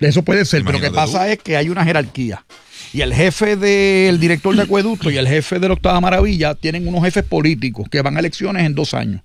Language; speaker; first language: Spanish; native; Spanish